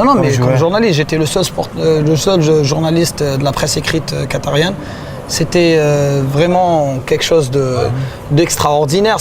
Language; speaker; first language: French; non-native, local second language; Arabic